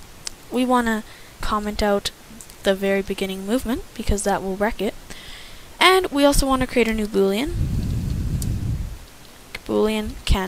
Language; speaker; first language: English; native; English